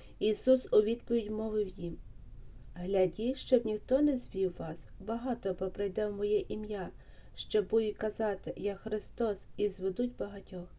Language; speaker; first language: Ukrainian; native; Ukrainian